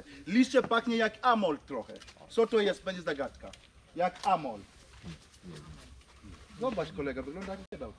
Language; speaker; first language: Polish; non-native, learner; Swahili